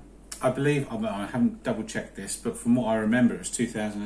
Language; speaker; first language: English; native; English